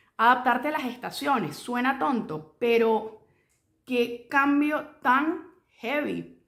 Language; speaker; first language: Spanish; native; Spanish